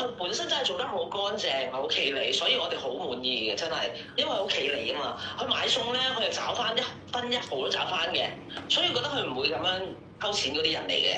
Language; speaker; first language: Cantonese; native; Cantonese